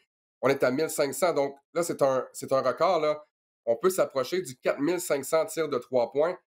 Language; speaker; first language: French; native; French